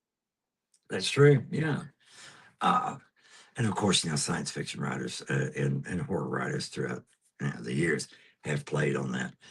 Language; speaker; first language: English; native; English